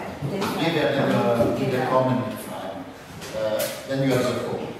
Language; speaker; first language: German; non-native, local second language; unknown